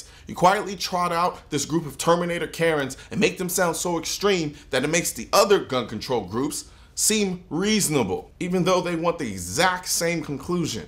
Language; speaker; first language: English; native; English